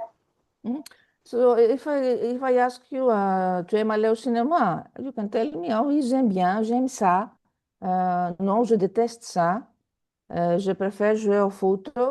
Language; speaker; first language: French; non-native, fluent; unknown